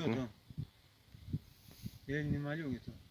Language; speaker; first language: Russian; non-native, learner; Tajik